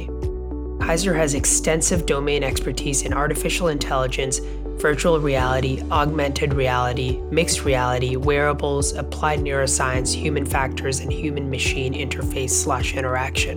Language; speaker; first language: English; non-native, local second language; Bangla